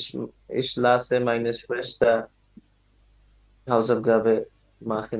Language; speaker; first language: German; non-native, learner; Bangla